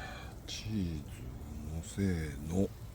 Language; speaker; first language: Japanese; native; Japanese